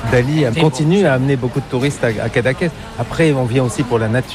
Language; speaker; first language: French; native; French